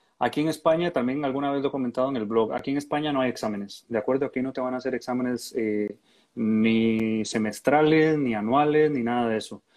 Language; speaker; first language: Spanish; native; Spanish